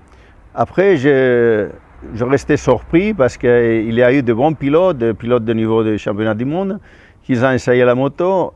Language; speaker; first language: French; non-native, fluent; Spanish